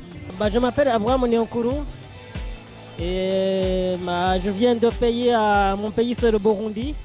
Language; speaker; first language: French; non-native, local second language; Rundi